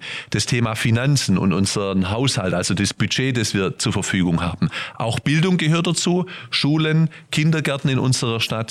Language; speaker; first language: German; native; German